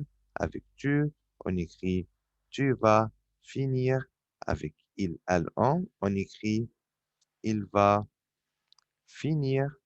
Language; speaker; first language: French; non-native, fluent; Arabic